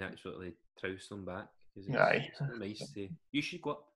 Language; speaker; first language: English; native; English